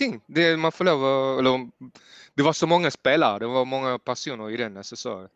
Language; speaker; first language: Swedish; early bilingual, heritage; Swedish